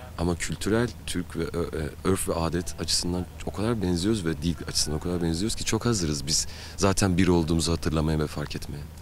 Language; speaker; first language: Turkish; native; Turkish